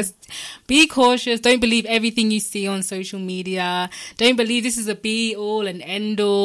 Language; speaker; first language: English; native; English